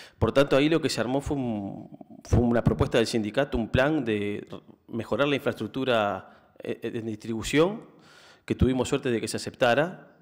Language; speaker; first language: Spanish; native; Spanish